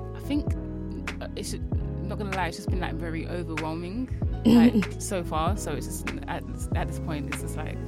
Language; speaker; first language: English; early bilingual, other home language; Yoruba